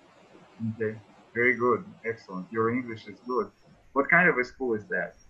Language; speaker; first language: English; non-native, fluent; Russian